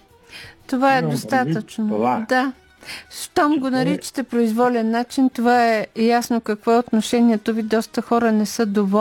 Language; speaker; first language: Bulgarian; native; Bulgarian